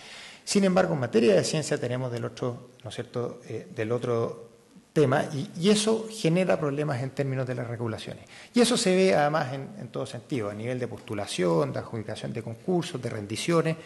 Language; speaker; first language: Spanish; native; Spanish